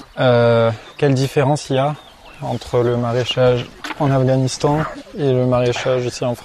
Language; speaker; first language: French; native; French